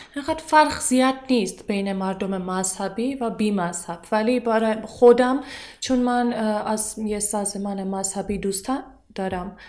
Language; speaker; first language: Persian; non-native, fluent; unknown